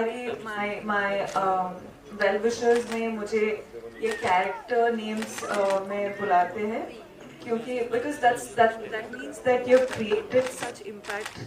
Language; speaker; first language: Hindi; non-native, local second language; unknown